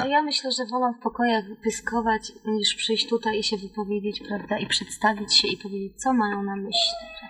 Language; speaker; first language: Polish; native; Polish